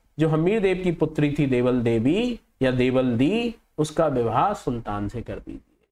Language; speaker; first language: Hindi; native; Hindi